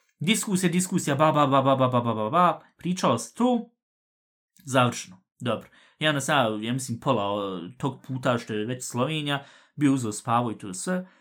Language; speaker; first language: Bosnian; early bilingual, heritage; Bosnian